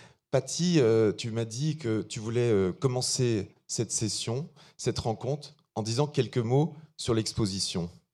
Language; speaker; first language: French; native; French